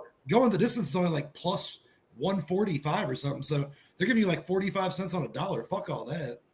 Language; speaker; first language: English; native; English